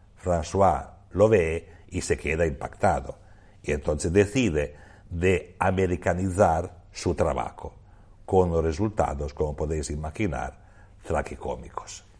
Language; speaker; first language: Spanish; non-native, fluent; Italian